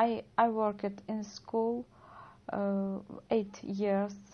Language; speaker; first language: English; non-native, learner; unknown